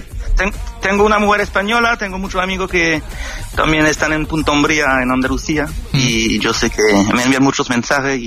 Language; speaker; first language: Spanish; non-native, fluent; French